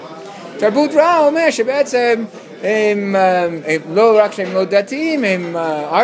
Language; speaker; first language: Hebrew; non-native, fluent; English